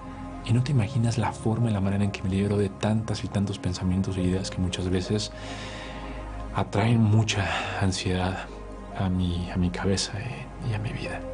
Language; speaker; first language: Spanish; native; Spanish